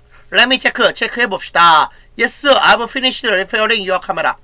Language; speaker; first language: English; non-native, fluent; Korean